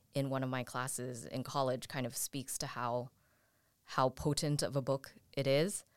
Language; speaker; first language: English; native; English